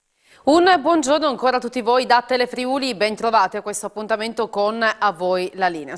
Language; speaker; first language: Italian; native; Italian